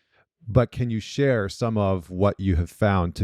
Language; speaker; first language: English; native; English